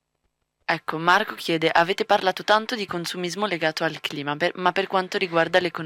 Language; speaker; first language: Italian; native; Italian